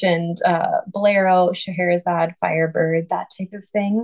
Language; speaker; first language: English; native; English